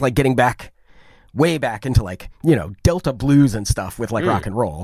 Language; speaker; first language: English; native; English